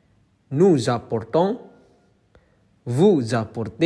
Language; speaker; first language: French; non-native, fluent; Indonesian